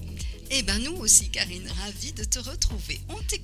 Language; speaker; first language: French; native; French